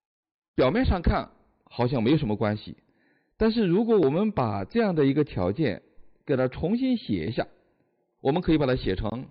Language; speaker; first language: Chinese; native; Chinese